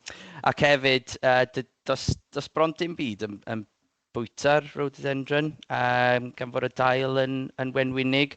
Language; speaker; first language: Welsh; native; Welsh